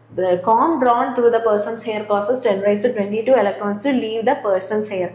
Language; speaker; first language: English; non-native, local second language; Malayalam